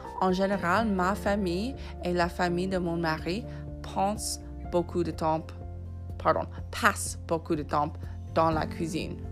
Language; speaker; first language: French; non-native, fluent; English